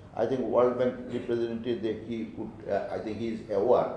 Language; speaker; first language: English; non-native, local second language; Bangla